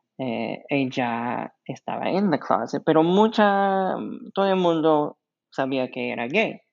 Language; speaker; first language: Spanish; non-native, fluent; English